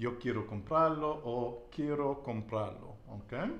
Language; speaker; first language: Spanish; non-native, learner; English